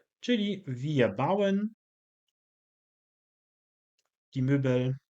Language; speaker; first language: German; non-native, fluent; Polish